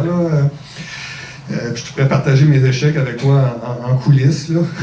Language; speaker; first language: French; native; French